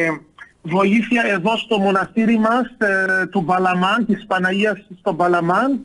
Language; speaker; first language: Greek; non-native, fluent; Arabic